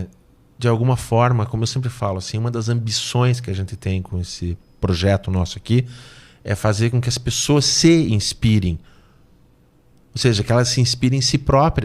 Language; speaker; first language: Portuguese; native; Portuguese